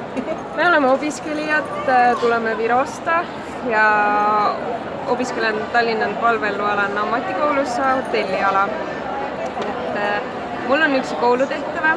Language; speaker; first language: Finnish; non-native, learner; Estonian